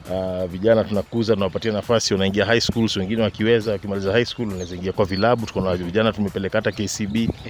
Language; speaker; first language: Swahili; native; Swahili